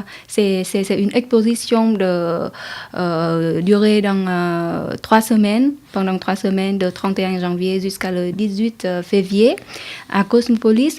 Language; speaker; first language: French; non-native, learner; Vietnamese